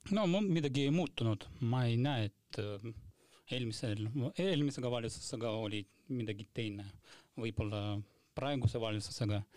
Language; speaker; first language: Estonian; non-native, local second language; Russian